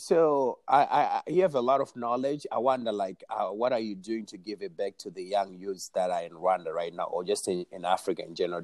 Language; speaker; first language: English; non-native, local second language; Shona